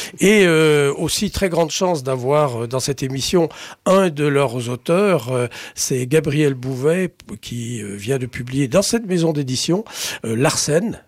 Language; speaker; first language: French; native; French